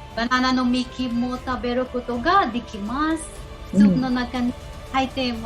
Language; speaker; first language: Japanese; non-native, local second language; Filipino